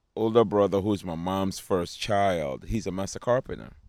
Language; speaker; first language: English; non-native, local second language; Akan